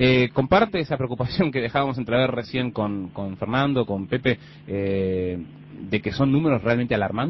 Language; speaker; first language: Spanish; native; Spanish